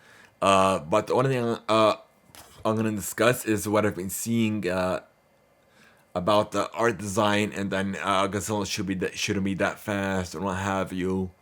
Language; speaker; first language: English; early bilingual, heritage; Arabic